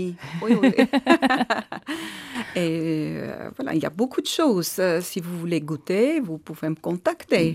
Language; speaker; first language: French; non-native, learner; Armenian